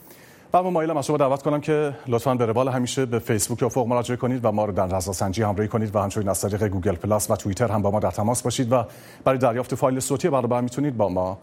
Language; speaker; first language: Persian; native; Persian